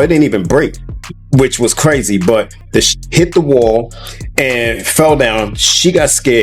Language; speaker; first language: English; native; English